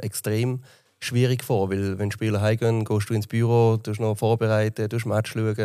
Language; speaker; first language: German; native; German